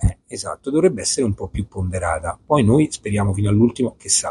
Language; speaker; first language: Italian; native; Italian